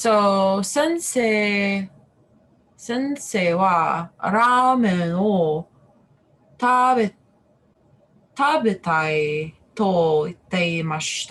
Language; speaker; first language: Japanese; non-native, learner; English